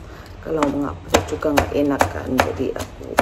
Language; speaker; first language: Indonesian; native; Indonesian